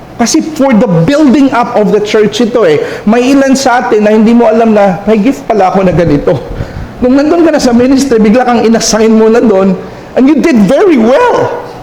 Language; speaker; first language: Filipino; non-native, local second language; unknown